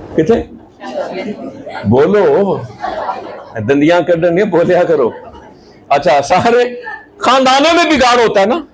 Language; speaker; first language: Urdu; non-native, local second language; Punjabi